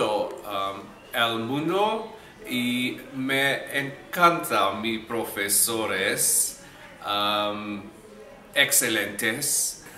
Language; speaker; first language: Spanish; non-native, learner; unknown